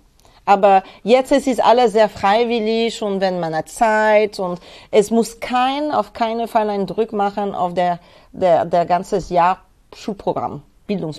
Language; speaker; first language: German; non-native, fluent; French